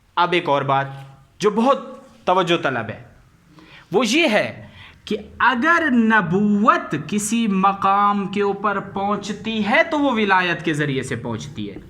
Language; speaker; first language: Urdu; non-native, local second language; Punjabi